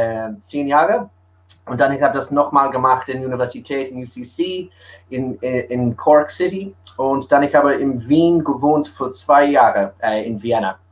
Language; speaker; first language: German; early bilingual, heritage; English